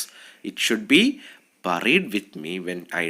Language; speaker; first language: English; non-native, local second language; Malayalam